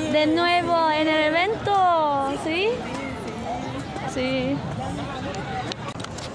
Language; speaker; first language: Spanish; non-native, fluent; Korean